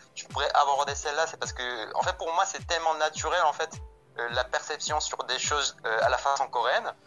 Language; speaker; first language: French; non-native, fluent; Korean